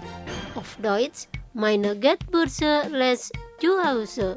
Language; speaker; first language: German; non-native, fluent; Indonesian